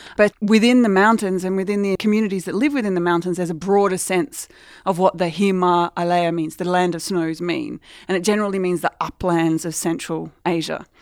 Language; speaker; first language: English; native; English